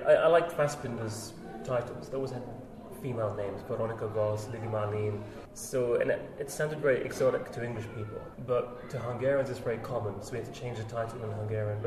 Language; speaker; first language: English; native; English